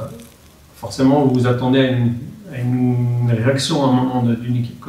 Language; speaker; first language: French; native; French